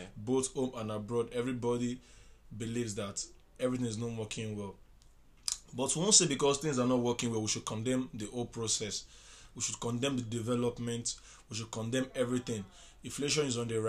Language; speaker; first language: English; non-native, local second language; Yoruba